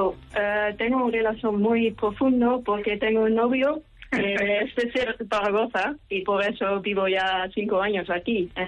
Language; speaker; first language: Spanish; non-native, fluent; Dutch